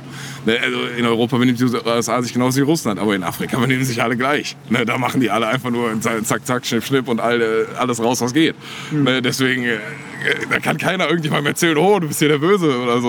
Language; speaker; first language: German; native; German